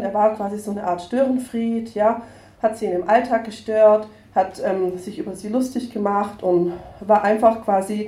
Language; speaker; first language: German; native; German